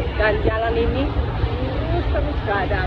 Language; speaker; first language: Indonesian; non-native, fluent; Spanish